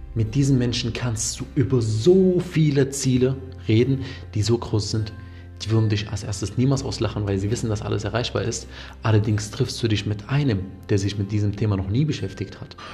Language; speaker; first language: German; non-native, fluent; Arabic